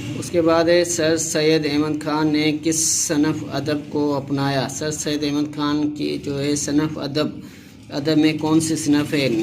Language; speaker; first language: Urdu; non-native, local second language; Sindhi